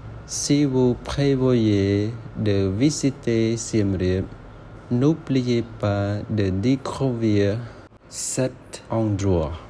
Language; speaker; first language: French; non-native, learner; Khmer